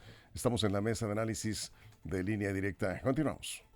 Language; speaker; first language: Spanish; native; Spanish